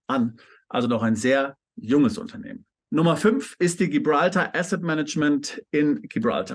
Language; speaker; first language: German; native; German